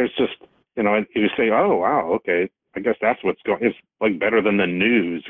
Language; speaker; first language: English; native; English